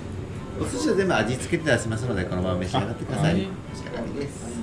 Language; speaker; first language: Japanese; native; Japanese